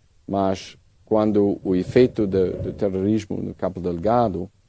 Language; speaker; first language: Portuguese; non-native, learner; English